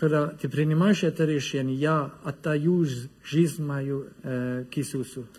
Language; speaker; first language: Russian; non-native, learner; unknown